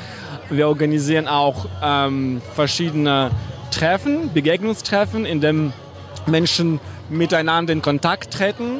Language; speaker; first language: German; non-native, fluent; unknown